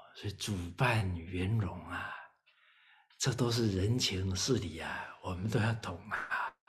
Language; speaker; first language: Chinese; native; Chinese